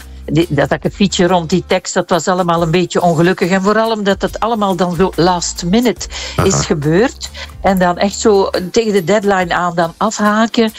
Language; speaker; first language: Dutch; native; Dutch